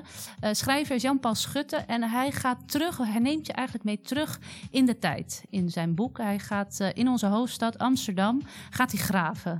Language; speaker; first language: Dutch; native; Dutch